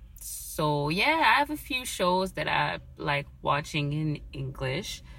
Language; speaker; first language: English; non-native, fluent; French